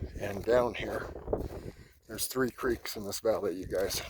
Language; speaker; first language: English; native; English